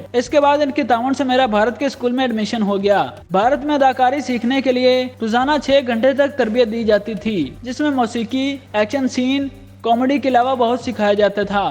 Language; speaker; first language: Urdu; native; Urdu